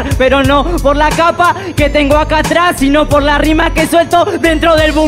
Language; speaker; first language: Spanish; native; Spanish